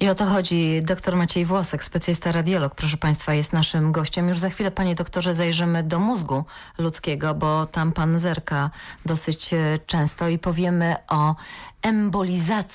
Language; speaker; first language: Polish; native; Polish